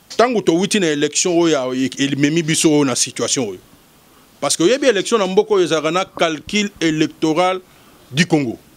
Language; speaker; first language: Lingala; native; Lingala